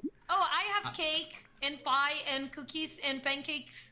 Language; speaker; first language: English; non-native, fluent; Portuguese